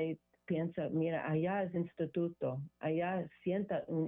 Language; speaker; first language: Spanish; non-native, learner; English